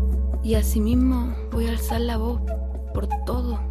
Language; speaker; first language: Spanish; native; Spanish